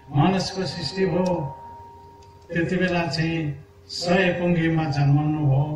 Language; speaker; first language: Nepali; non-native, local second language; Limbu